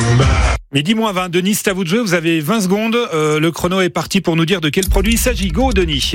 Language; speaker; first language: French; native; French